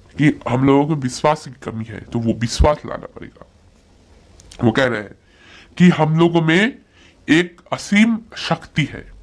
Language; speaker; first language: Hindi; non-native, local second language; Bangla